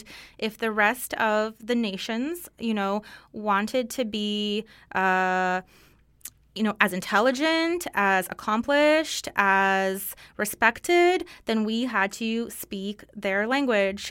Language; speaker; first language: English; non-native, fluent; Russian